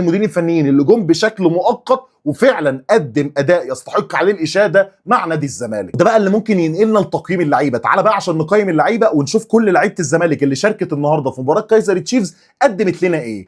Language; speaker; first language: Arabic; native; Arabic